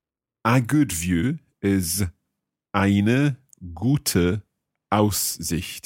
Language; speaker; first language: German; non-native, learner; English